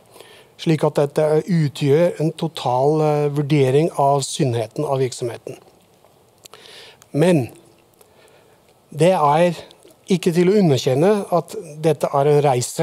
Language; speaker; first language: Norwegian; non-native, fluent; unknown